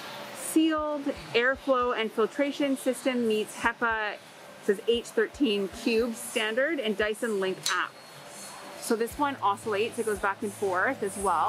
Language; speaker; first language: English; native; English